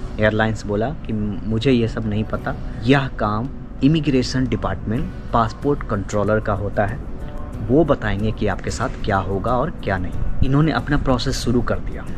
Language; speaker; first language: Hindi; native; Hindi